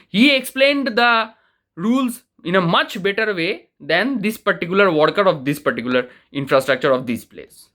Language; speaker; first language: English; non-native, local second language; Bangla